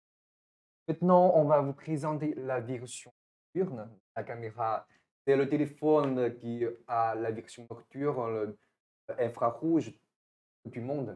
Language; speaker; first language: French; non-native, fluent; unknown